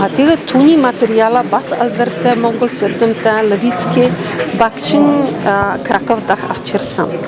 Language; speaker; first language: Mongolian; non-native, fluent; Polish